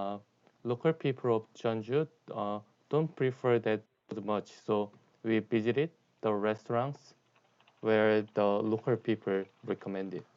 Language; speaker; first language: English; non-native, learner; Korean